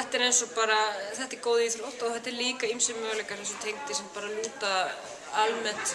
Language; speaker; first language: Icelandic; native; Icelandic